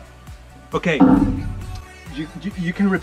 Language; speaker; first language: English; non-native, learner; Spanish